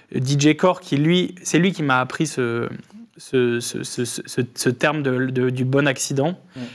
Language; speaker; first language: French; native; French